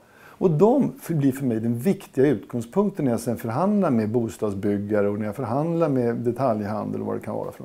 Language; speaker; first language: Swedish; native; Swedish